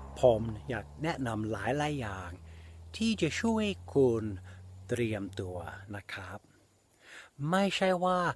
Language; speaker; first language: Thai; non-native, fluent; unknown